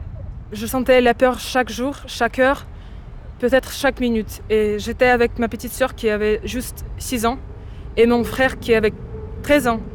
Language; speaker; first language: French; non-native, fluent; Ukrainian